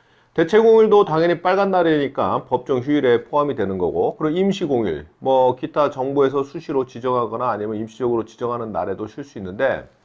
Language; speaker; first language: Korean; native; Korean